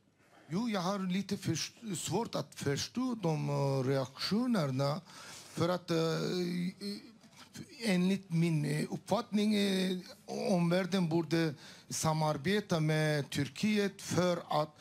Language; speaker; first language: Swedish; non-native, fluent; Turkish